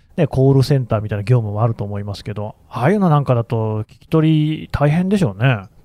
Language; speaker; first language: Japanese; native; Japanese